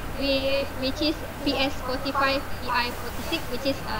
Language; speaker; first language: English; non-native, local second language; Malay